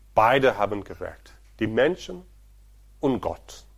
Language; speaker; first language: German; non-native, fluent; Portuguese